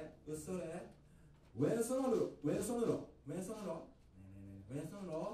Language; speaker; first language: Korean; non-native, learner; Japanese